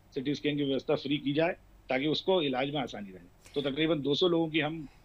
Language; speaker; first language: Hindi; native; Hindi